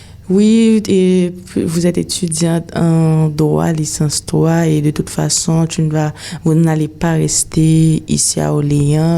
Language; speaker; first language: French; non-native, local second language; Haitian Creole